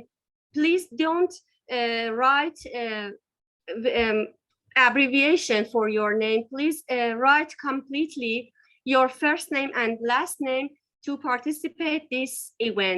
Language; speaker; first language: English; non-native, learner; Persian